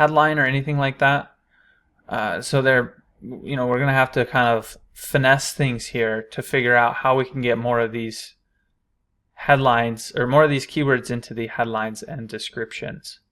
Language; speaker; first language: English; native; English